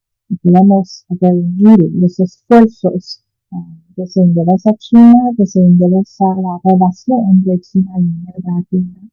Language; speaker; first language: Spanish; non-native, fluent; Chinese